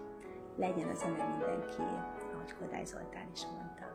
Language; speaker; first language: Hungarian; native; Hungarian